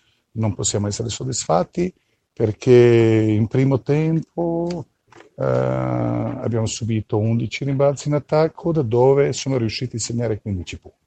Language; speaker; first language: Italian; non-native, fluent; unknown